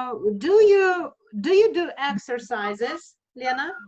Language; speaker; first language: English; non-native, fluent; Russian